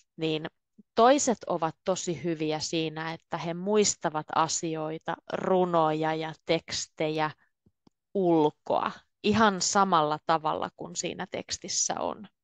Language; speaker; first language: Finnish; native; Finnish